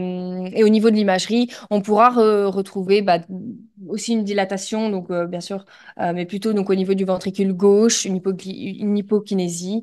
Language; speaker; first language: French; native; French